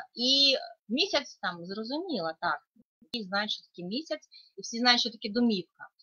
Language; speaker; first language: Ukrainian; non-native, local second language; Russian